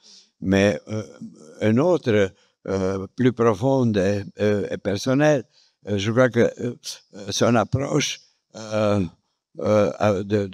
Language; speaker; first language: French; non-native, fluent; Romanian